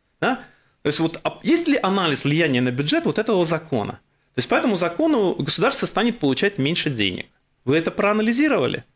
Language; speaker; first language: Russian; native; Russian